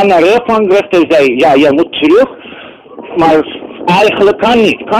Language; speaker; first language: Dutch; non-native, learner; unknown